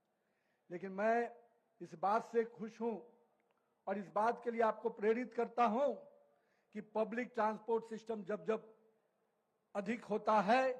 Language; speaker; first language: Hindi; native; Hindi